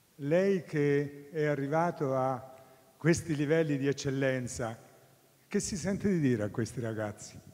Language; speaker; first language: Italian; native; Italian